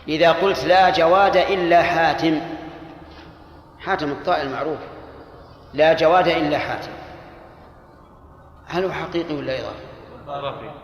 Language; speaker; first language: Arabic; native; Arabic